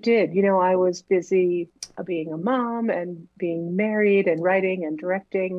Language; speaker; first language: English; native; English